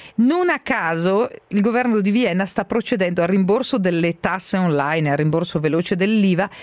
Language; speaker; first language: Italian; native; Italian